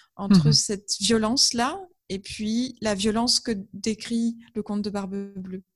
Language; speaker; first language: French; native; French